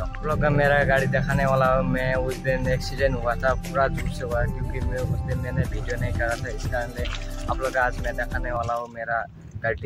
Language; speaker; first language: Hindi; non-native, local second language; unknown